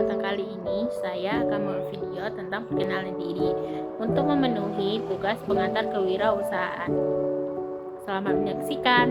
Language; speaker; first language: Indonesian; non-native, local second language; Minangkabau